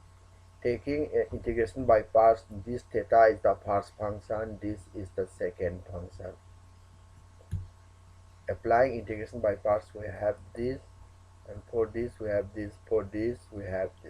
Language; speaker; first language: English; non-native, local second language; Manipuri